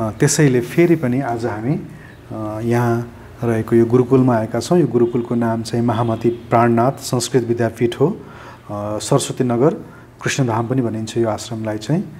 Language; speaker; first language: Nepali; native; Nepali